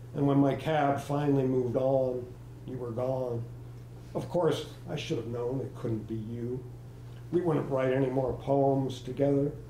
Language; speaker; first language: English; native; English